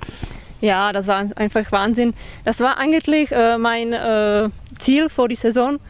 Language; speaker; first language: German; non-native, fluent; Czech